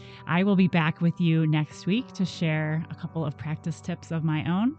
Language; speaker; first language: English; native; English